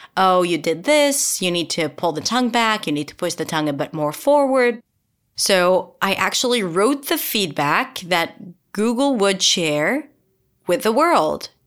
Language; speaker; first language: English; non-native, fluent; Hebrew